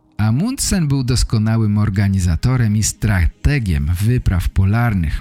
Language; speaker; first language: Polish; native; Polish